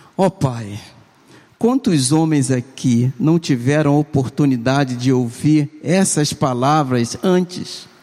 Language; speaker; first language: Portuguese; native; Portuguese